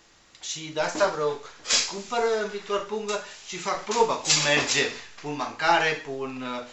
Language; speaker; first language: Romanian; non-native, learner; Spanish